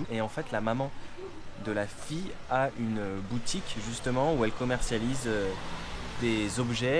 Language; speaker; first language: French; native; French